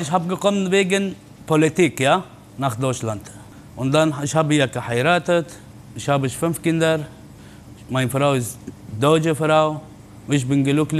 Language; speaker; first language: German; non-native, learner; Turkish